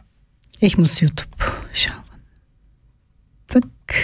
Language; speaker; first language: German; non-native, learner; Georgian